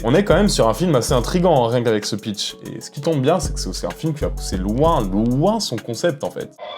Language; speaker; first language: French; native; French